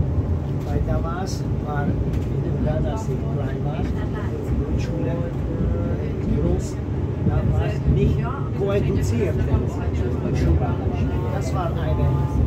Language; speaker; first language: German; non-native, learner; Hungarian